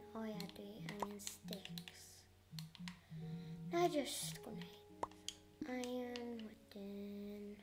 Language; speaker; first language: Welsh; non-native, local second language; English